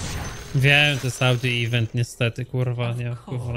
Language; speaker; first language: Polish; native; Polish